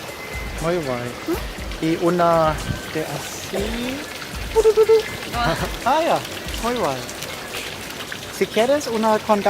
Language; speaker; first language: Spanish; non-native, learner; German